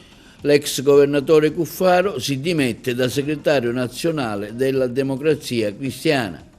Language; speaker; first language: Italian; native; Italian